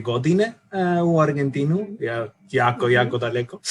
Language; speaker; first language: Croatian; non-native, learner; Spanish